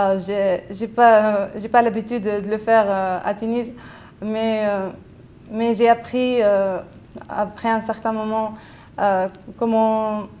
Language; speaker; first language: French; non-native, local second language; Arabic